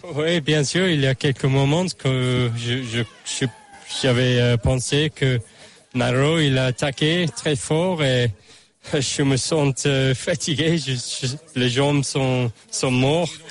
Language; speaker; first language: French; non-native, learner; English